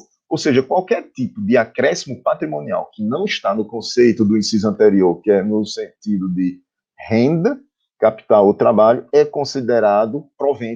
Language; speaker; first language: Portuguese; native; Portuguese